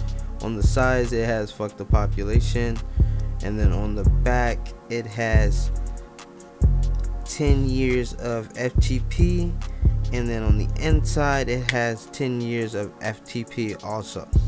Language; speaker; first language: English; native; English